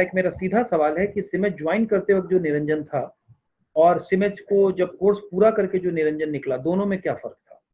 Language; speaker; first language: Hindi; native; Hindi